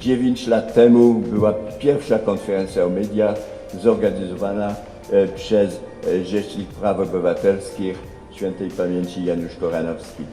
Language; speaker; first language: Polish; non-native, fluent; French